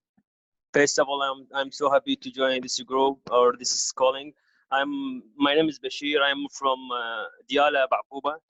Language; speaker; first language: English; non-native, local second language; Arabic